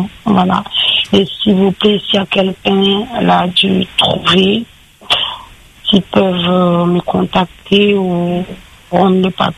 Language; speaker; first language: French; non-native, learner; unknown